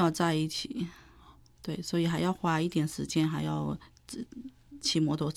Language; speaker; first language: Chinese; non-native, fluent; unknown